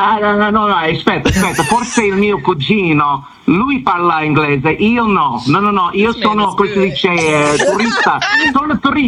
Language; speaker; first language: Italian; non-native, learner; English